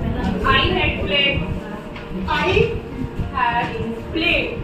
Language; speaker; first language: English; non-native, learner; Hindi